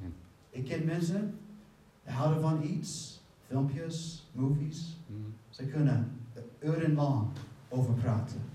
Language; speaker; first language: Dutch; non-native, fluent; English